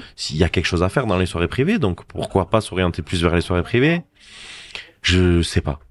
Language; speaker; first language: French; native; French